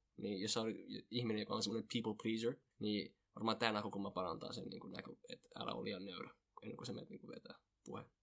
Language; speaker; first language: Finnish; early bilingual, other home language; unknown